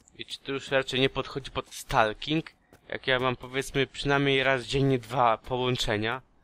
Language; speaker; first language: Polish; early bilingual, heritage; Polish